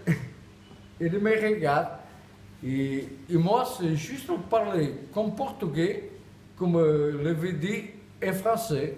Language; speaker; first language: French; non-native, learner; Portuguese